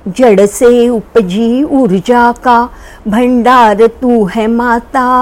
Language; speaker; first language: Hindi; non-native, local second language; Marathi